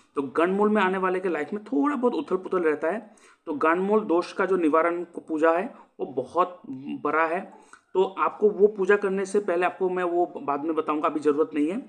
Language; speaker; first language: Hindi; non-native, local second language; Assamese